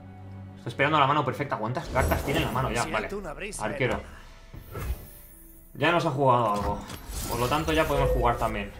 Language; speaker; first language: Spanish; native; Spanish